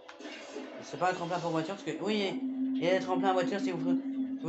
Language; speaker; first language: French; native; French